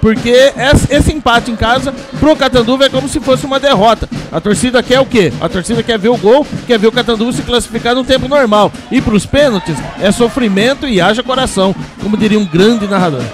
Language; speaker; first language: Portuguese; native; Portuguese